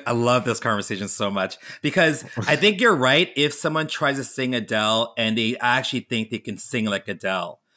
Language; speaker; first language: English; native; English